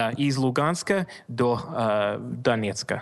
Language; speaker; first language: Russian; non-native, learner; English